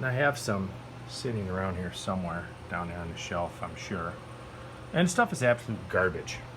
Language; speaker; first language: English; native; English